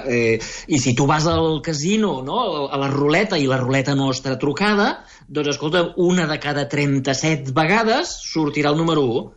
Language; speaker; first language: Catalan; native; Catalan